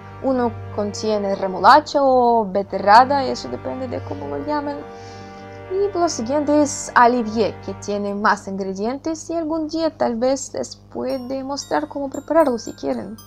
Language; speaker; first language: Spanish; non-native, fluent; Russian